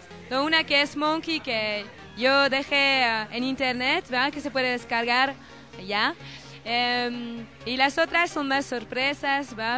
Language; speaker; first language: Spanish; non-native, learner; French